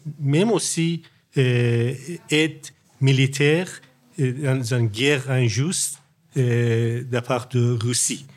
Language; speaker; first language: French; non-native, learner; Persian